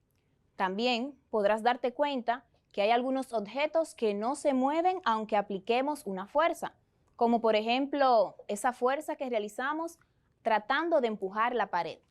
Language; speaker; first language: Spanish; native; Spanish